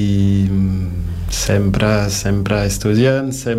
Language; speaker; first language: Catalan; non-native, learner; Portuguese